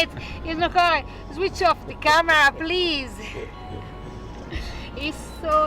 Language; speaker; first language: English; non-native, learner; Italian